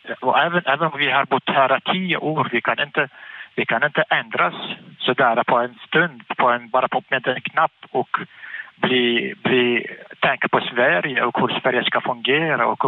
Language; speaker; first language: Swedish; non-native, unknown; Arabic